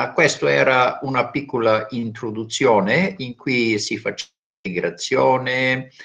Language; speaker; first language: Italian; non-native, fluent; Bulgarian